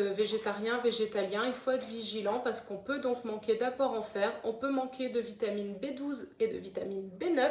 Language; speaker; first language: French; native; French